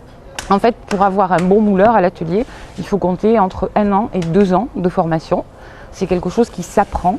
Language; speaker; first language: French; native; French